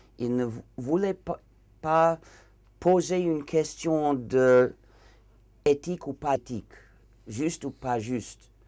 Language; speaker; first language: French; non-native, fluent; English